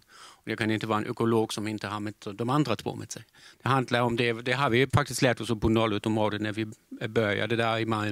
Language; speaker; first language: Swedish; non-native, fluent; German